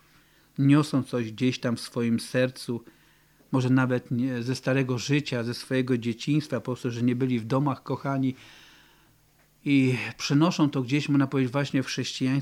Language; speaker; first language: Polish; native; Polish